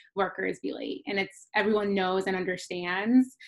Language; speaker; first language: English; native; English